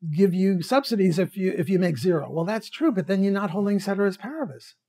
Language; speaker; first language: English; native; English